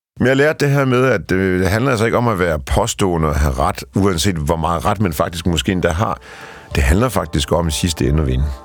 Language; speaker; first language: Danish; early bilingual, other home language; Polish